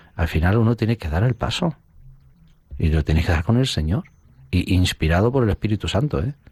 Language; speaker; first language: Spanish; native; Spanish